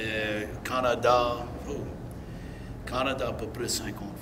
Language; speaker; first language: French; non-native, local second language; English